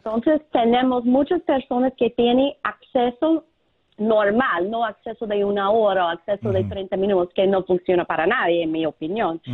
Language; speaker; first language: Spanish; non-native, fluent; English